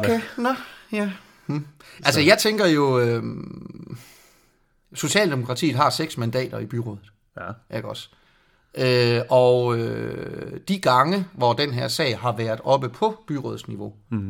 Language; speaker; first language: Danish; native; Danish